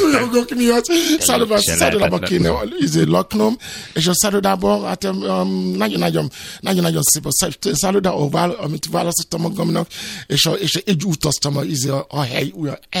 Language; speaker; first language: Hungarian; non-native, fluent; Yoruba